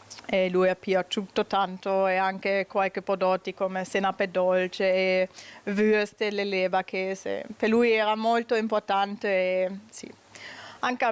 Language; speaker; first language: Italian; non-native, learner; German